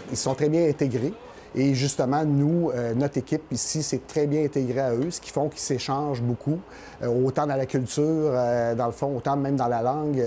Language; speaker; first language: French; native; French